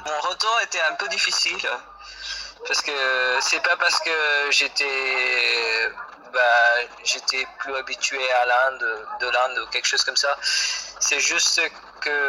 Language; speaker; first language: French; non-native, fluent; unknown